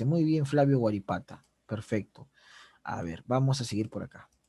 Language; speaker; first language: Spanish; native; Spanish